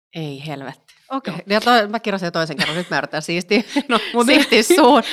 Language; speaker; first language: Finnish; native; Finnish